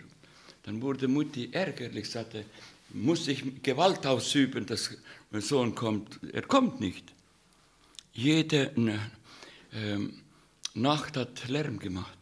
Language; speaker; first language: German; non-native, fluent; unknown